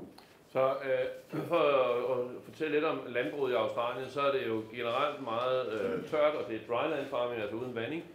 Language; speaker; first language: Danish; native; Danish